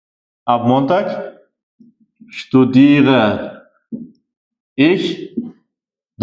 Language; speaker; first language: German; non-native, fluent; Uzbek